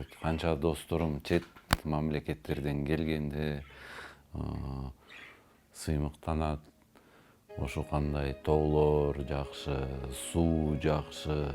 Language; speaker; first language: Kyrgyz; non-native, local second language; Tatar